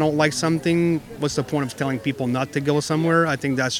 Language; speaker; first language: English; native; English